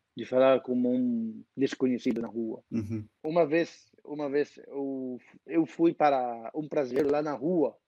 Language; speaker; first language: Portuguese; non-native, fluent; Arabic